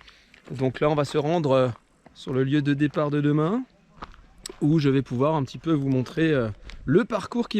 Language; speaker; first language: French; native; French